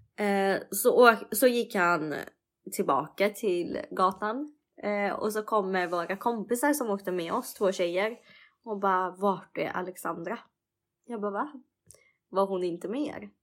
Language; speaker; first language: Swedish; early bilingual, other home language; Russian